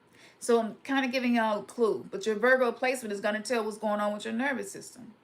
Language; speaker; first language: English; native; English